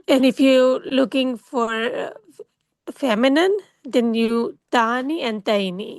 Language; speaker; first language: English; non-native, local second language; Urdu